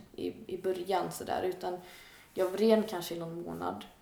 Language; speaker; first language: Swedish; native; Swedish